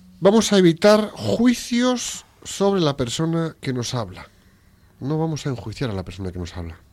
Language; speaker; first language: Spanish; native; Spanish